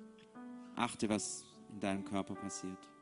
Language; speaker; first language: German; native; German